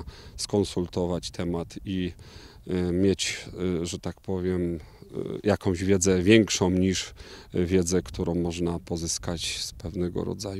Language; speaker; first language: Polish; native; Polish